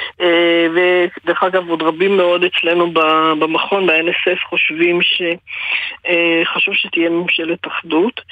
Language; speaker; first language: Hebrew; native; Hebrew